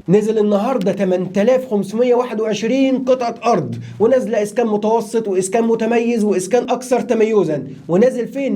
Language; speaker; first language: Arabic; native; Arabic